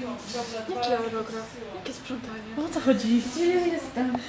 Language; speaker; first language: Polish; native; Polish